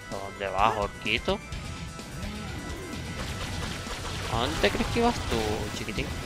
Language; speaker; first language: Spanish; native; Spanish